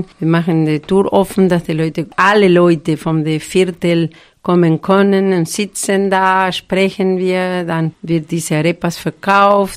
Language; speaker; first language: German; non-native, fluent; Spanish